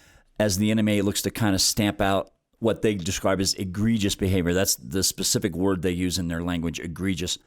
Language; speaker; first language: English; native; English